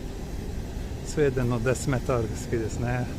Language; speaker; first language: Japanese; non-native, fluent; Swedish